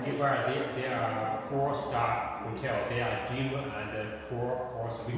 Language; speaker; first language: English; non-native, learner; Chinese